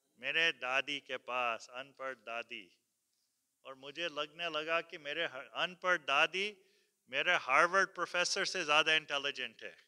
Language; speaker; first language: Hindi; early bilingual, heritage; Hindi